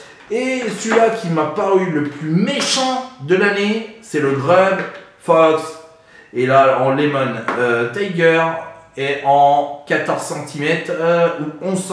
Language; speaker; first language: French; native; French